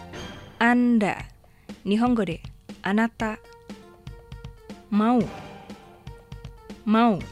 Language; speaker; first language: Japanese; non-native, fluent; Indonesian